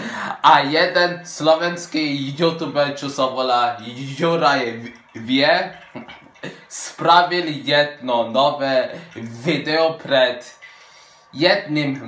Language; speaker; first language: Slovak; early bilingual, heritage; Slovak